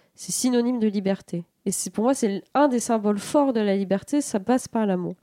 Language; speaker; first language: French; native; French